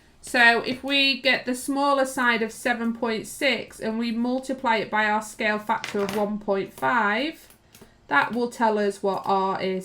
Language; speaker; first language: English; native; English